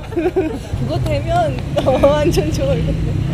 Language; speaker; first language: Korean; non-native, learner; Persian